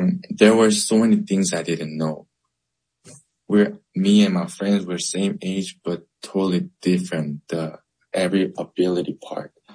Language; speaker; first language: English; non-native, learner; Korean